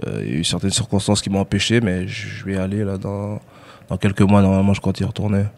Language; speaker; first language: French; early bilingual, other home language; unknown